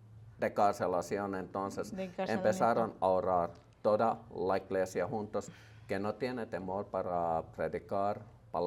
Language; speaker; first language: Spanish; non-native, learner; Finnish